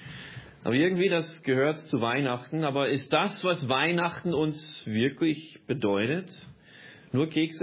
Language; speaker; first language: German; non-native, fluent; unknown